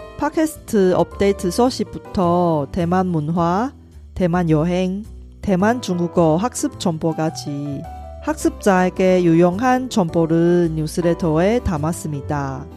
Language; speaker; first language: Korean; non-native, fluent; Chinese